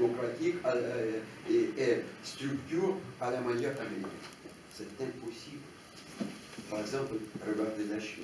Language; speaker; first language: French; non-native, fluent; Russian